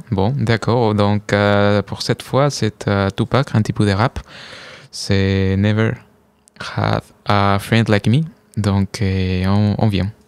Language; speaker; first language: French; non-native, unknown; Spanish